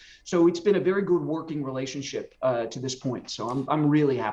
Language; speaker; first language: English; native; English